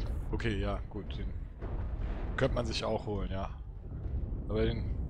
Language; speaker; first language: German; early bilingual, other home language; French